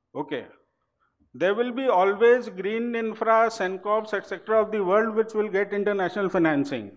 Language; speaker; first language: English; non-native, local second language; Hindi